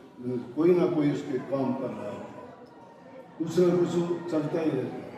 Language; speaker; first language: Hindi; native; Hindi